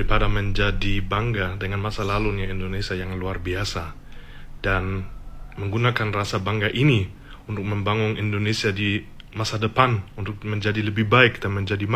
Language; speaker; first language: Indonesian; non-native, fluent; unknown